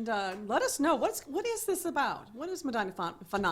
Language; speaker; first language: English; native; English